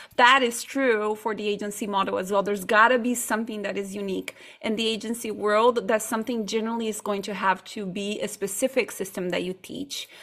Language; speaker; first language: English; non-native, fluent; Portuguese